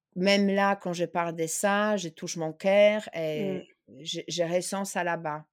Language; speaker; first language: French; non-native, fluent; Polish